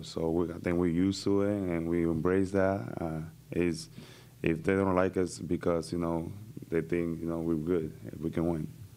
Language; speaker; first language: English; non-native, fluent; Spanish